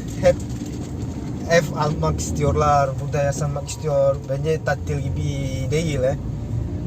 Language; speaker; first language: Turkish; non-native, learner; Indonesian